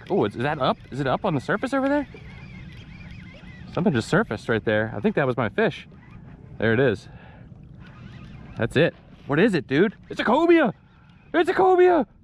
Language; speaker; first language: English; native; English